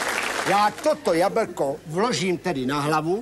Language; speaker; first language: Czech; native; Czech